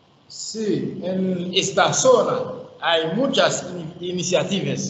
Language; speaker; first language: Spanish; non-native, learner; Haitian Creole